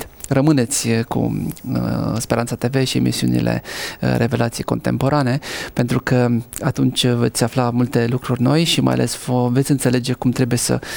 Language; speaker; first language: Romanian; native; Romanian